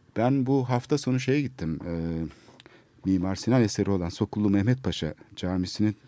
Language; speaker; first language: Turkish; native; Turkish